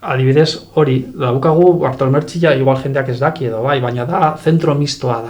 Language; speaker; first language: Basque; non-native, local second language; Spanish